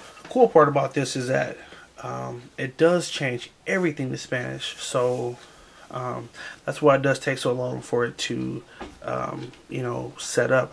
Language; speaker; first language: English; native; English